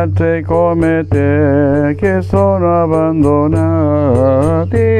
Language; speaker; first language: Italian; non-native, learner; Spanish